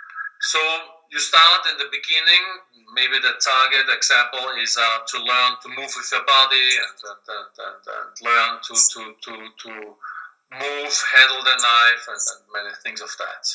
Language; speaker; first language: English; non-native, learner; German